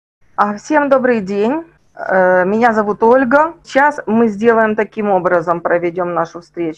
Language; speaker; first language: Russian; native; Russian